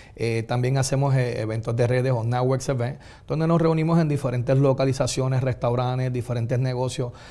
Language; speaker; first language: Spanish; native; Spanish